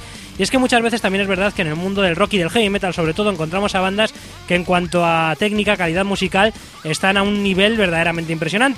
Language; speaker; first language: Spanish; native; Spanish